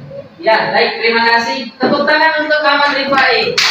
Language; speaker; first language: Indonesian; native; Indonesian